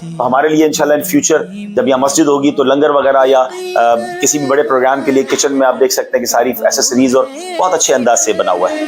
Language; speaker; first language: Urdu; native; Urdu